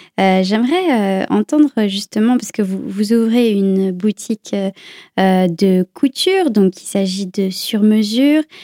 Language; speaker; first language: French; native; French